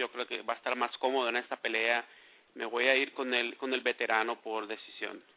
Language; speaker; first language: Spanish; native; Spanish